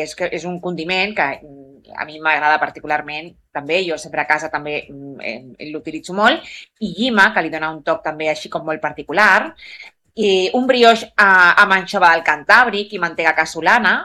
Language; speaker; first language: Catalan; native; Catalan